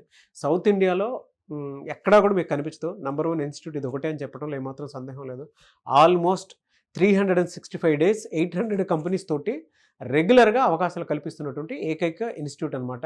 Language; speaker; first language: Telugu; native; Telugu